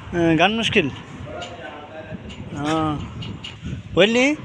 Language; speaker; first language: Hindi; non-native, learner; Bangla